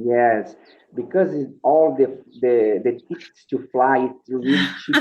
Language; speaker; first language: English; non-native, learner; Portuguese